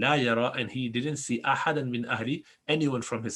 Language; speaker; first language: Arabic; non-native, fluent; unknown